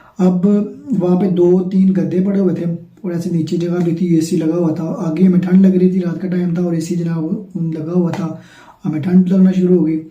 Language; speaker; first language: Urdu; non-native, local second language; Punjabi